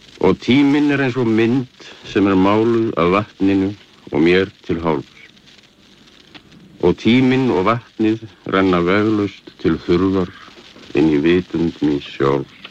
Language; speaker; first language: Icelandic; native; Icelandic